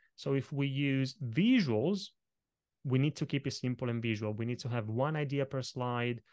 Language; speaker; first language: English; non-native, fluent; Italian